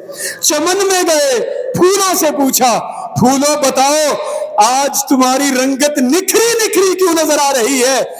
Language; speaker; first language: Urdu; non-native, local second language; Punjabi